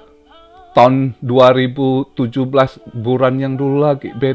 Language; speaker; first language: Indonesian; native; Indonesian